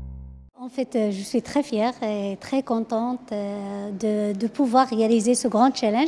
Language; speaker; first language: French; non-native, local second language; Arabic